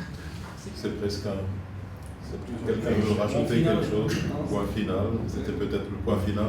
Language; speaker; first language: French; non-native, fluent; German